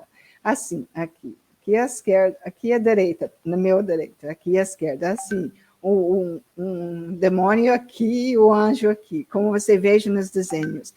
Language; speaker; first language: Portuguese; non-native, learner; English